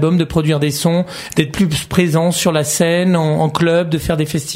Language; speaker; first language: French; native; French